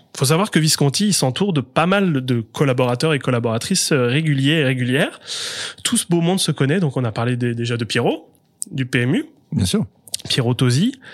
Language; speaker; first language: French; native; French